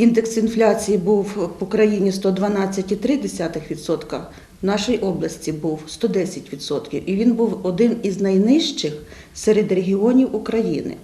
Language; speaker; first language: Ukrainian; native; Ukrainian